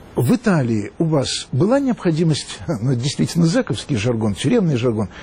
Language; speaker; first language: Russian; native; Russian